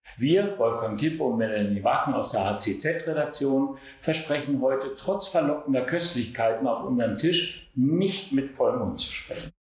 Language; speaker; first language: German; native; German